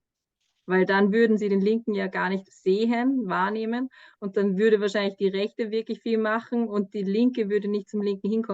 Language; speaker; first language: German; native; German